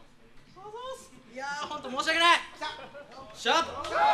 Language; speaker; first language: Japanese; native; Japanese